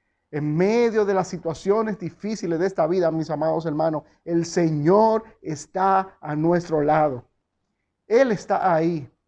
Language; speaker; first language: Spanish; native; Spanish